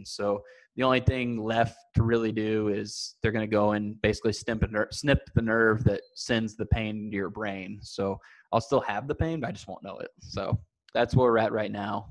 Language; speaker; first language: English; native; English